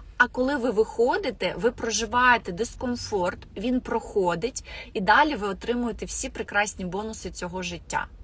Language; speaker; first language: Ukrainian; non-native, local second language; Russian